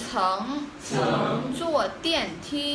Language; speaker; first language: Chinese; non-native, fluent; Vietnamese